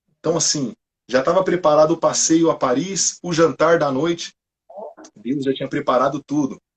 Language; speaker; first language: Portuguese; native; Portuguese